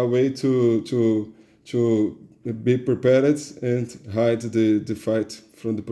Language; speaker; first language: English; non-native, learner; Portuguese